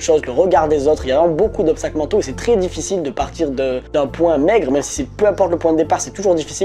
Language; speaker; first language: French; native; French